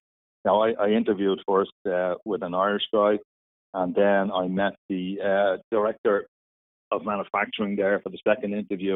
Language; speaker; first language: English; native; English